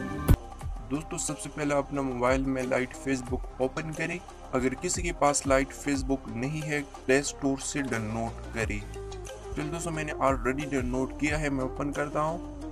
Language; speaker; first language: Urdu; non-native, local second language; Pashto